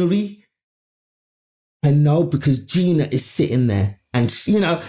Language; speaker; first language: English; native; English